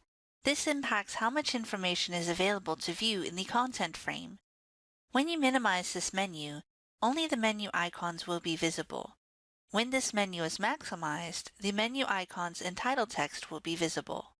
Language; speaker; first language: English; native; English